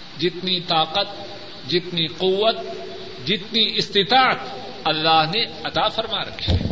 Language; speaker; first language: Urdu; non-native, local second language; Punjabi